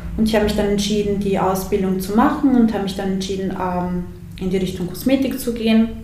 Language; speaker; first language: German; early bilingual, other home language; Bosnian